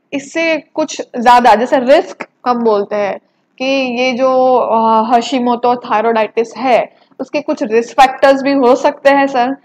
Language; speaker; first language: Hindi; non-native, local second language; Gujarati